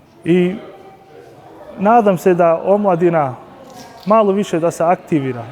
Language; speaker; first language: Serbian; early bilingual, heritage; Serbian